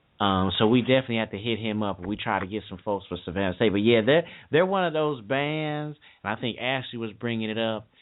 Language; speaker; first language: English; native; English